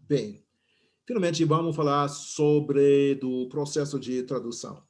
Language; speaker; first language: Portuguese; non-native, fluent; English